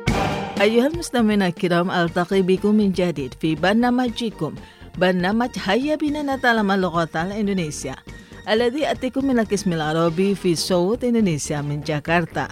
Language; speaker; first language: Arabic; non-native, learner; Indonesian